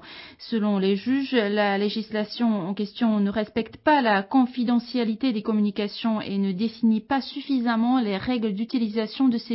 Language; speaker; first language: French; native; French